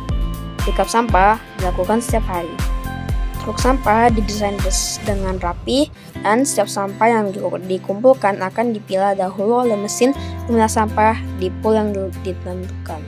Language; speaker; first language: Indonesian; native; Indonesian